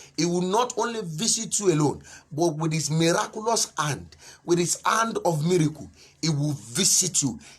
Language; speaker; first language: English; non-native, local second language; Yoruba